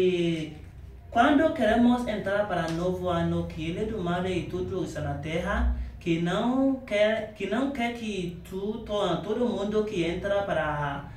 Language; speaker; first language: Portuguese; non-native, learner; Yoruba